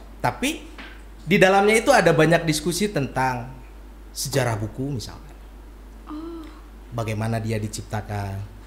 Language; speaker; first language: Indonesian; non-native, local second language; Sundanese